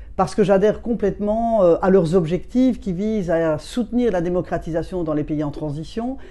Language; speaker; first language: French; native; French